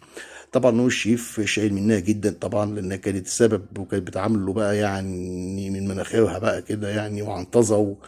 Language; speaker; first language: Arabic; native; Arabic